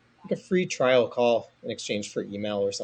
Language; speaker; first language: English; native; English